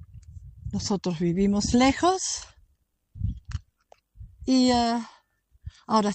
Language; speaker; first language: Spanish; non-native, fluent; German